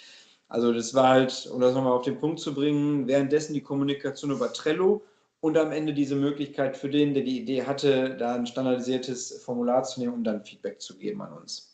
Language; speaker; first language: German; native; German